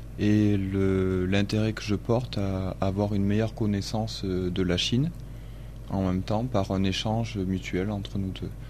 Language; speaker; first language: French; native; French